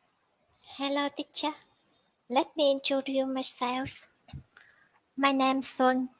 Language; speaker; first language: English; non-native, learner; Vietnamese